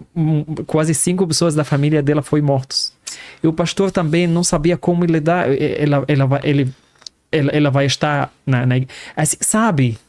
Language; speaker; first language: Portuguese; non-native, fluent; Arabic